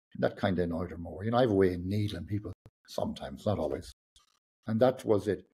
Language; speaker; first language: English; non-native, local second language; Irish